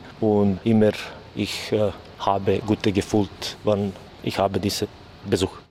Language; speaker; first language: German; non-native, learner; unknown